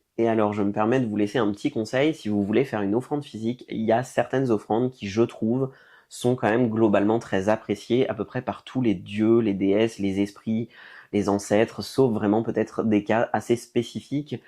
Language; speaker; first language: French; native; French